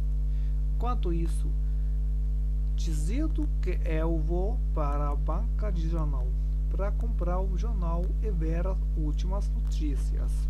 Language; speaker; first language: Portuguese; non-native, learner; German